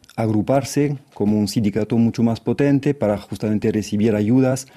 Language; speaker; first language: Spanish; non-native, fluent; French